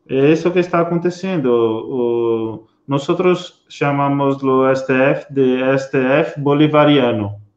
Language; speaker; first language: Spanish; non-native, learner; Portuguese